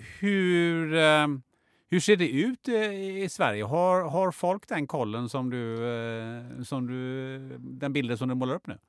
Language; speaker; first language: Swedish; native; Swedish